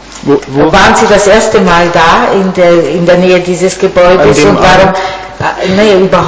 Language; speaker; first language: German; non-native, fluent; Italian